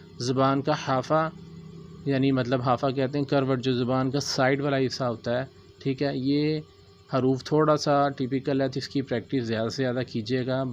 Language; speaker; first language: Urdu; native; Urdu